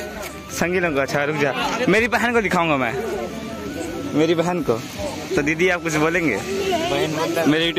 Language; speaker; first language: Hindi; native; Hindi